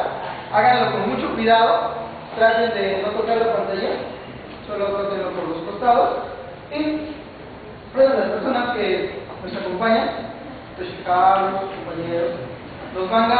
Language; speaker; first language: Spanish; native; Spanish